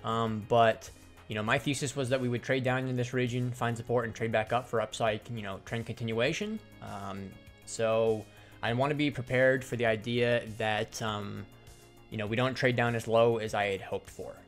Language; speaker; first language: English; native; English